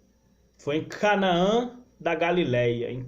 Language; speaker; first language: Portuguese; native; Portuguese